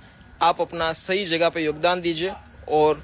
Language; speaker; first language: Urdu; non-native, local second language; Gujarati